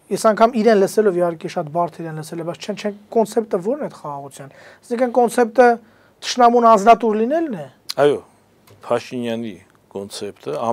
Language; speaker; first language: Armenian; native; Armenian